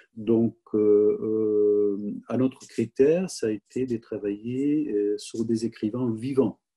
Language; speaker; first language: French; non-native, fluent; Spanish